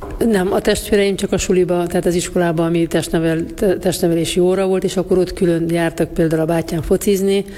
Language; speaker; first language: Hungarian; native; Hungarian